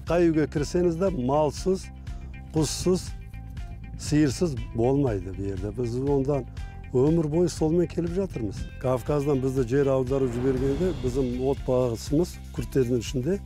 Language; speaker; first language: Kazakh; non-native, local second language; Kurdish